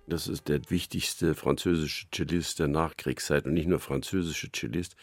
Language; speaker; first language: German; native; German